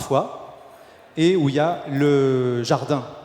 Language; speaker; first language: French; native; French